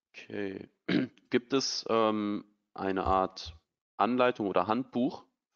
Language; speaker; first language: German; native; German